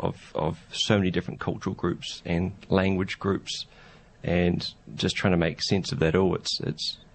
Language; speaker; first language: English; native; English